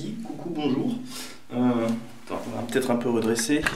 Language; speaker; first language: French; native; French